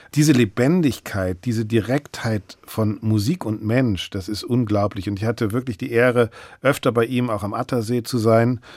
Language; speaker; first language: German; native; German